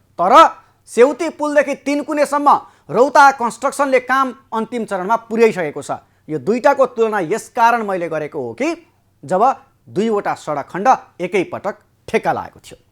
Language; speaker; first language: Nepali; native; Nepali